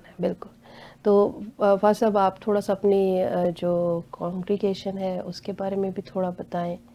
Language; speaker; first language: Urdu; non-native, local second language; Punjabi